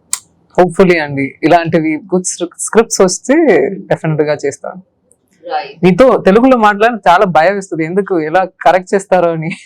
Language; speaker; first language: Telugu; non-native, local second language; Tamil